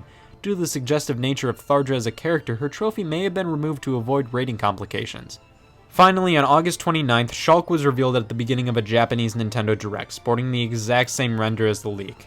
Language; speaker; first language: English; native; English